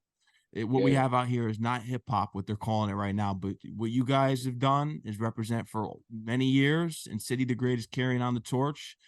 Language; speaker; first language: English; native; English